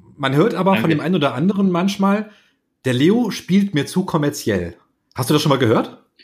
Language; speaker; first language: German; native; German